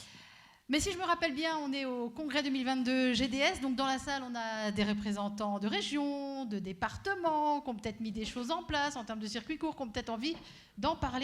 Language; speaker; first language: French; native; French